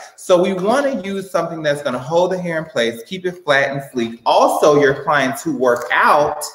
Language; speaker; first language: English; native; English